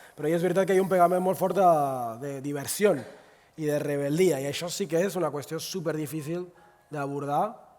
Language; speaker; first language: Catalan; non-native, local second language; Spanish